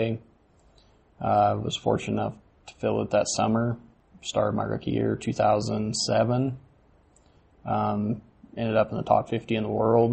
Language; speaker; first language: English; native; English